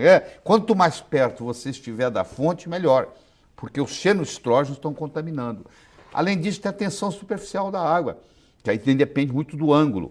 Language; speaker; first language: Portuguese; native; Portuguese